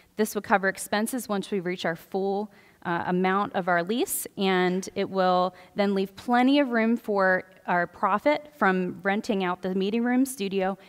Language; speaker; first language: English; native; English